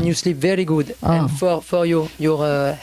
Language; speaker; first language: English; non-native, learner; French